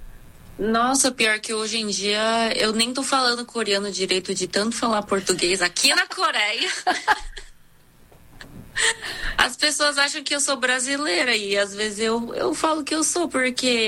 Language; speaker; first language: Portuguese; early bilingual, other home language; Korean